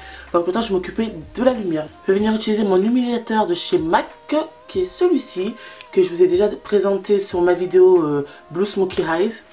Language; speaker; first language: French; native; French